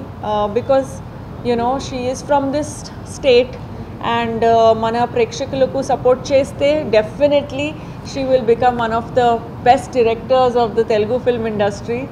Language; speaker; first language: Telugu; non-native, fluent; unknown